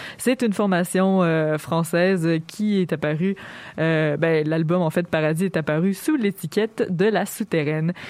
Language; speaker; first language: French; native; French